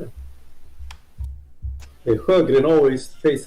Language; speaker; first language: Swedish; native; Swedish